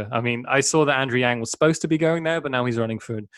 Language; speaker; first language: English; native; English